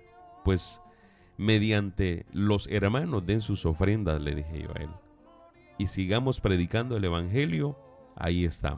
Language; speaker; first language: Spanish; native; Spanish